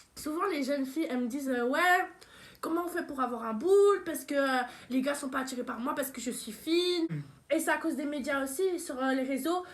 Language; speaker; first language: French; early bilingual, other home language; Portuguese